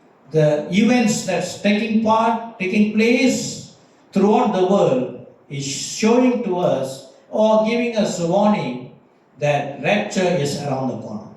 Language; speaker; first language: English; non-native, local second language; Tamil